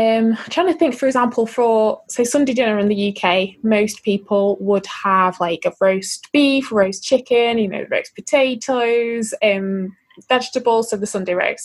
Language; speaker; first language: English; native; English